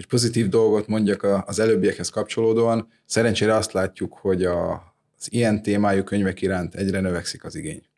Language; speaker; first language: Hungarian; native; Hungarian